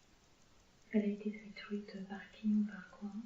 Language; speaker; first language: French; native; French